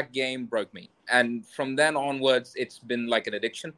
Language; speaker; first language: English; non-native, local second language; Urdu